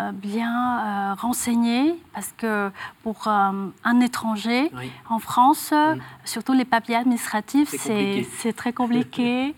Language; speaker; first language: French; non-native, fluent; Vietnamese